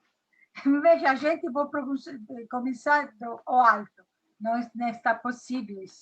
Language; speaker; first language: Portuguese; non-native, learner; Italian